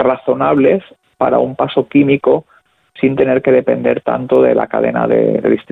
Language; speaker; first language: Spanish; native; Spanish